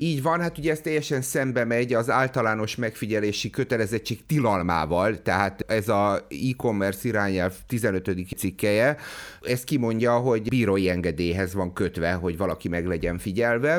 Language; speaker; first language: Hungarian; native; Hungarian